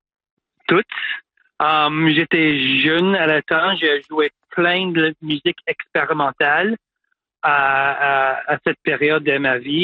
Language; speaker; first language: French; non-native, local second language; English